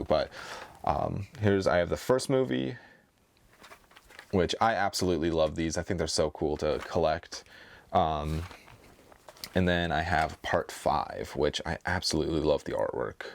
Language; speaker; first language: English; native; English